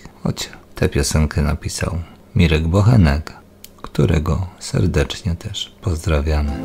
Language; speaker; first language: Polish; native; Polish